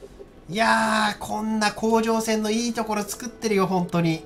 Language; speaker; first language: Japanese; native; Japanese